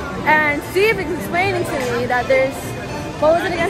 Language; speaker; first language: English; early bilingual, other home language; Spanish